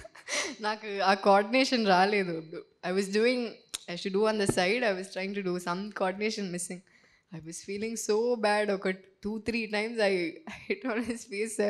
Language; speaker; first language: Telugu; non-native, fluent; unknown